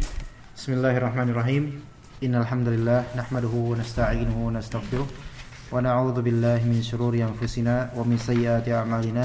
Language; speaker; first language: Arabic; non-native, fluent; Indonesian